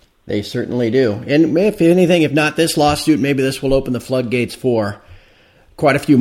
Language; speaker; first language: English; native; English